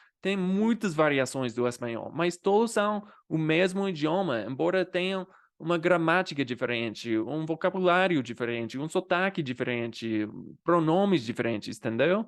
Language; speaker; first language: Portuguese; non-native, fluent; English